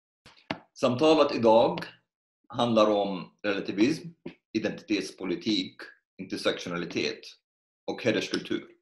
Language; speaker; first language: Swedish; non-native, fluent; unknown